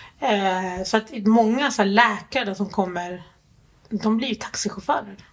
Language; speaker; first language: Swedish; early bilingual, other home language; Arabic